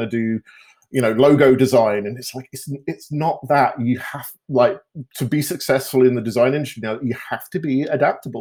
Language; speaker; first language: English; native; English